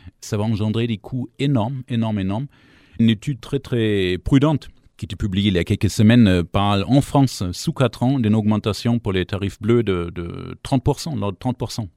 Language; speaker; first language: French; non-native, fluent; German